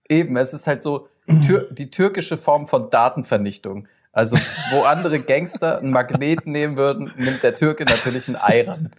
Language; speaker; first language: German; early bilingual, other home language; Turkish